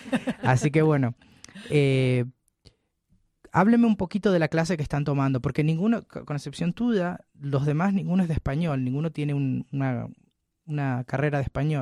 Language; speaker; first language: Spanish; native; Spanish